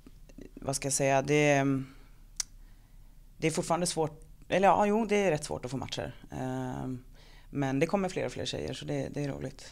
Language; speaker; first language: Swedish; native; Swedish